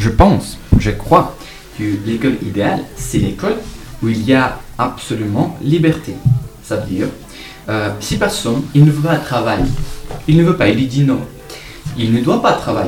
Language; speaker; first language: French; non-native, learner; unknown